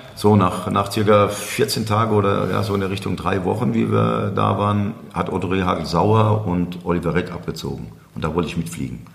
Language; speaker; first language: German; native; German